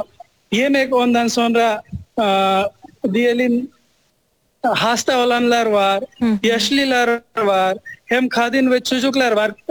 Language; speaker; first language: Turkish; non-native, fluent; Nepali